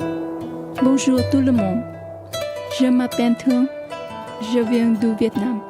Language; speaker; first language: French; non-native, learner; Vietnamese